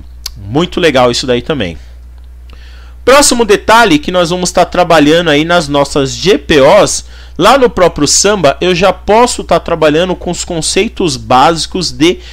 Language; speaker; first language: Portuguese; native; Portuguese